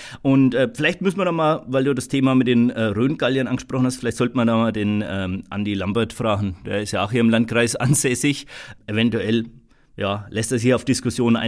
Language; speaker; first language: German; native; German